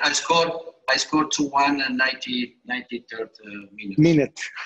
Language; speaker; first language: English; non-native, learner; Italian